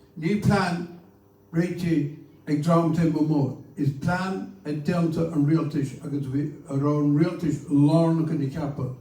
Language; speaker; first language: Irish; native; Irish